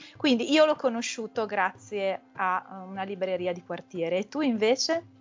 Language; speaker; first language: Italian; native; Italian